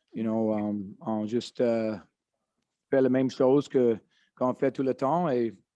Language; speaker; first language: French; non-native, learner; English